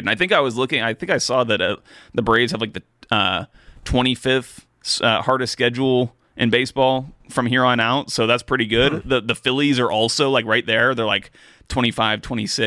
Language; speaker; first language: English; native; English